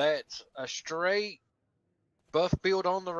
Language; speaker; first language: English; native; English